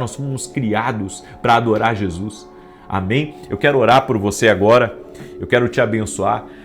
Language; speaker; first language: Portuguese; native; Portuguese